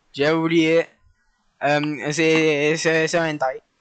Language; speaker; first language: French; native; French